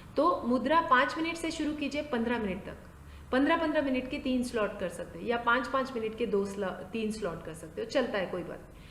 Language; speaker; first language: Hindi; non-native, local second language; Marathi